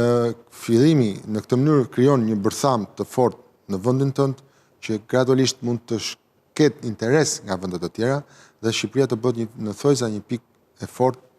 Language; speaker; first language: Albanian; native; Albanian